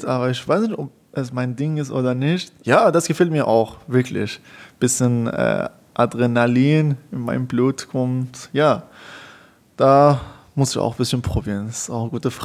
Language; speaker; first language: German; non-native, fluent; Persian